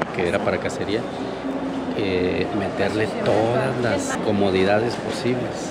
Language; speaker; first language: Spanish; native; Spanish